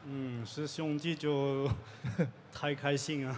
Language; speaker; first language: Chinese; non-native, learner; French